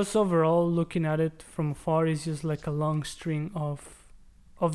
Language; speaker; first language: English; non-native, fluent; Spanish